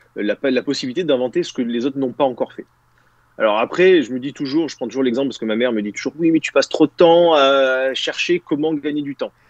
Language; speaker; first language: French; native; French